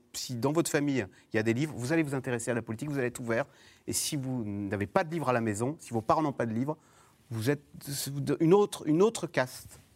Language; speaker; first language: French; native; French